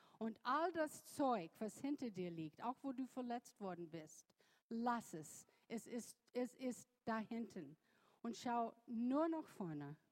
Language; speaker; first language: German; non-native, fluent; English